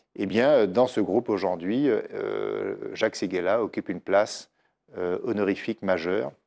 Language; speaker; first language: French; native; French